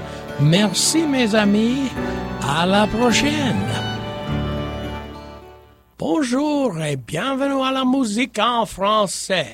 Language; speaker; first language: French; non-native, learner; English